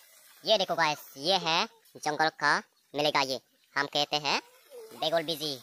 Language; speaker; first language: Hindi; non-native, local second language; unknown